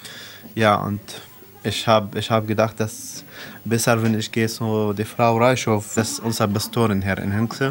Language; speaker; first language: German; non-native, learner; Arabic